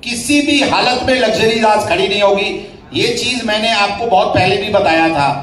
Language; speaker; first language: Hindi; non-native, local second language; Marathi